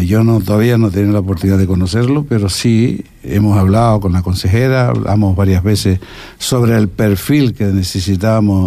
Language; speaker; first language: Spanish; native; Spanish